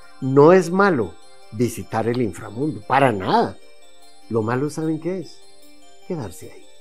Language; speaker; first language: Spanish; native; Spanish